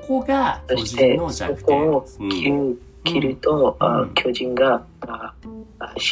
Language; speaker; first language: Japanese; non-native, learner; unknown